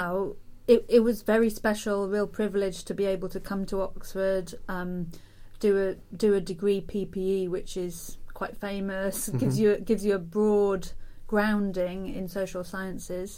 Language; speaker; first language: English; native; English